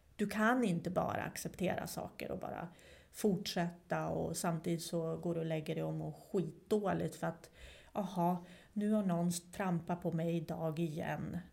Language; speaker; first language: Swedish; non-native, fluent; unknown